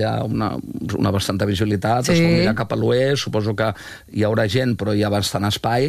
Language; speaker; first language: Catalan; native; Catalan